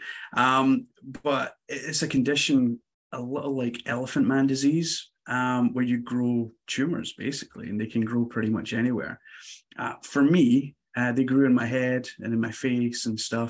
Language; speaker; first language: English; native; English